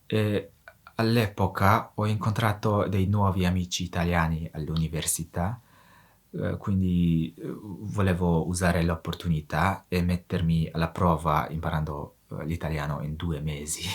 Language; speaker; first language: Italian; non-native, fluent; Mongolian